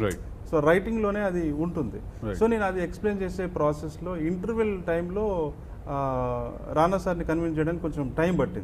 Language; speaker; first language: Telugu; native; Telugu